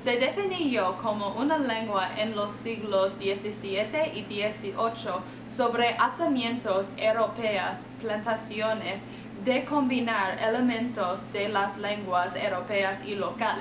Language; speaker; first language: Spanish; non-native, learner; English